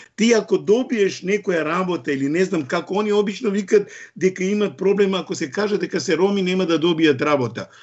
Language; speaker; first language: Macedonian; non-native, local second language; Romany